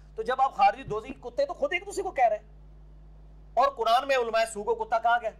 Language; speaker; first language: Urdu; non-native, local second language; Punjabi